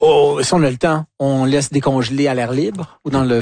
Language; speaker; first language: French; native; French